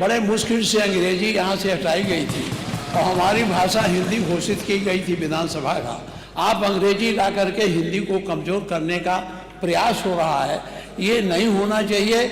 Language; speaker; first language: Hindi; native; Hindi